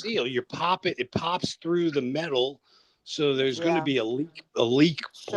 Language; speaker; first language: English; native; English